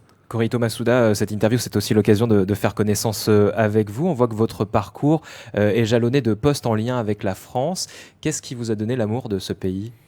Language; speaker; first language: French; native; French